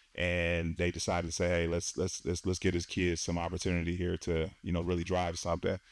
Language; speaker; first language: English; native; English